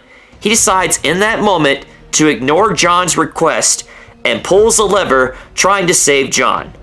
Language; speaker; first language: English; native; English